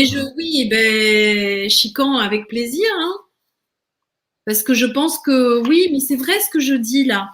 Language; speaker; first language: French; native; French